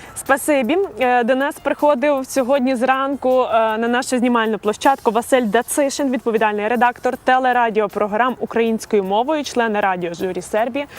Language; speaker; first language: Ukrainian; native; Ukrainian